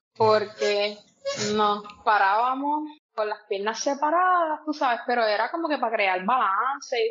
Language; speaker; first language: Spanish; native; Spanish